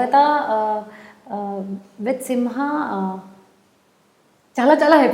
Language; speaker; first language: Telugu; non-native, learner; Hindi